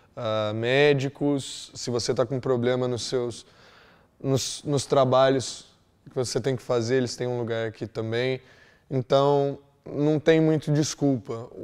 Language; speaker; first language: Portuguese; native; Portuguese